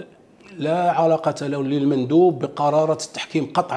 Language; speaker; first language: Arabic; native; Arabic